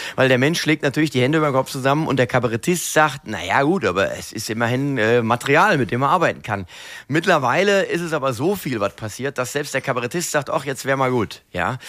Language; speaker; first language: German; native; German